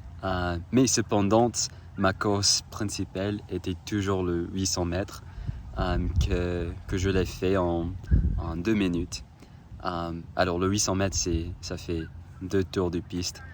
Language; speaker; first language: French; non-native, fluent; English